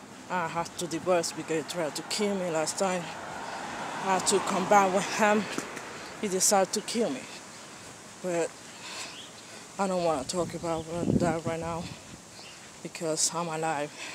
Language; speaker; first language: English; non-native, fluent; Spanish